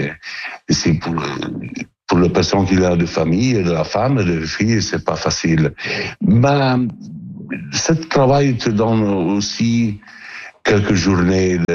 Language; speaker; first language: French; non-native, learner; Italian